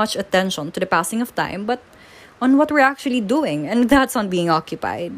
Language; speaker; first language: English; non-native, local second language; Waray